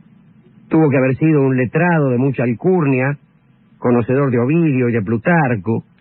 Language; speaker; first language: Spanish; native; Spanish